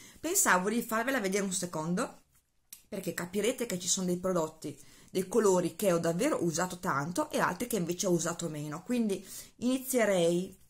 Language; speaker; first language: Italian; native; Italian